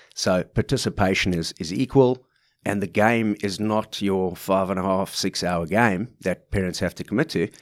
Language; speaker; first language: English; native; English